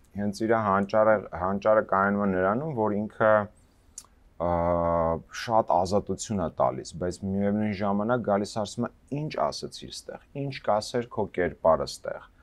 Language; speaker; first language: Armenian; native; Armenian